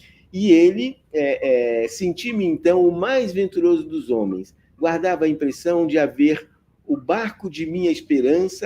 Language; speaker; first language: Portuguese; native; Portuguese